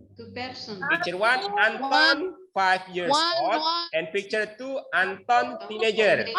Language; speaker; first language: English; non-native, learner; Indonesian